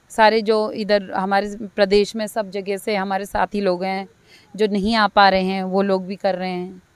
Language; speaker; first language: Hindi; native; Hindi